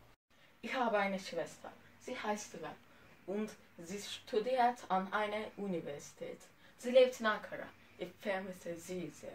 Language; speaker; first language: German; non-native, learner; Turkish